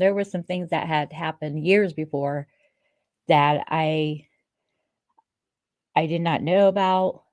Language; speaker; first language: English; native; English